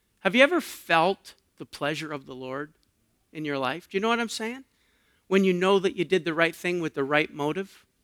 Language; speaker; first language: English; native; English